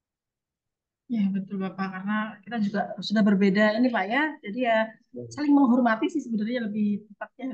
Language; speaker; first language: Indonesian; native; Indonesian